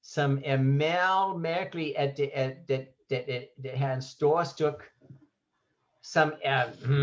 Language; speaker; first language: Danish; non-native, fluent; English